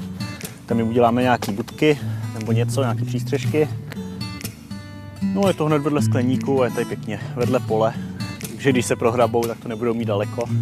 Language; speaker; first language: Czech; native; Czech